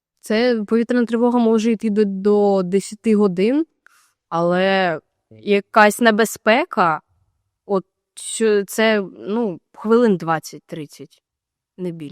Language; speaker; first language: Ukrainian; native; Ukrainian